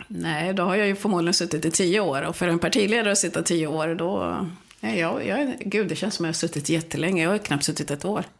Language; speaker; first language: Swedish; early bilingual, other home language; Swahili